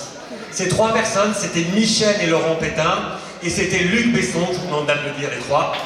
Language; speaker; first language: French; native; French